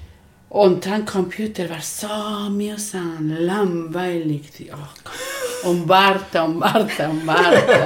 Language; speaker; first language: German; non-native, learner; Spanish